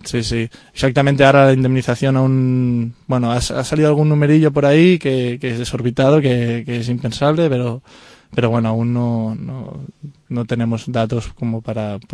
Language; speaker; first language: Spanish; native; Spanish